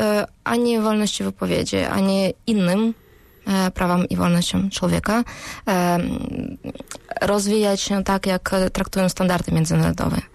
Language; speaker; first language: Polish; non-native, fluent; Russian